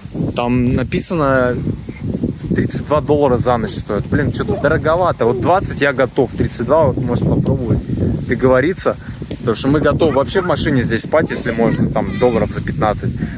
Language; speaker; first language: Russian; native; Russian